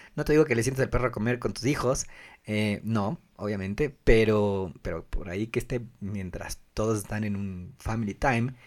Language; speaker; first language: Spanish; native; Spanish